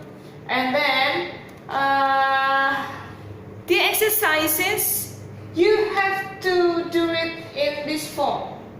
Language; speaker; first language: English; non-native, local second language; Indonesian